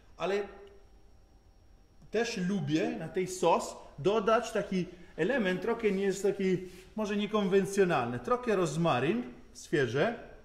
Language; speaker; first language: Polish; non-native, learner; Italian